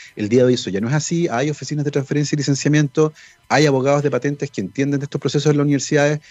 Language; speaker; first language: Spanish; native; Spanish